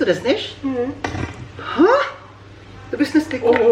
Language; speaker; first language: German; non-native, learner; Filipino